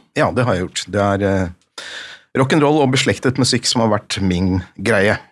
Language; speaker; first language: Norwegian; native; Norwegian